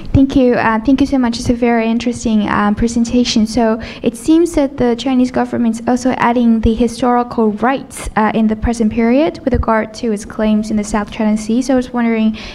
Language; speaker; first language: English; non-native, fluent; Chinese